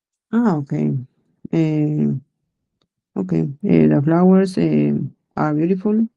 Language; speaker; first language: English; non-native, learner; Spanish